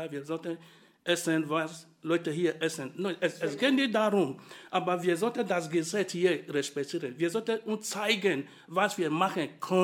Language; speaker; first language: German; non-native, fluent; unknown